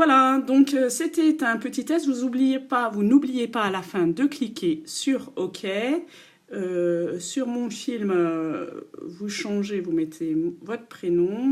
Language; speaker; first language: French; native; French